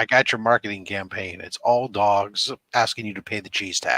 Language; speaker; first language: English; native; English